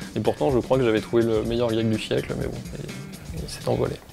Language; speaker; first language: French; native; French